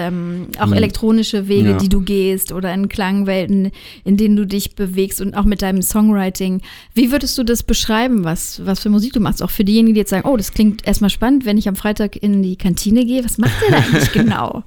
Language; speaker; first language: German; native; German